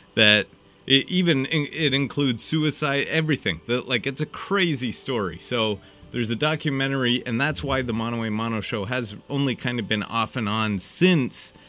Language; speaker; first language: English; native; English